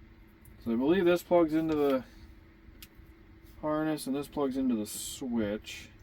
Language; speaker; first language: English; native; English